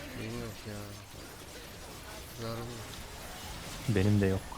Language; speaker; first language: Turkish; native; Turkish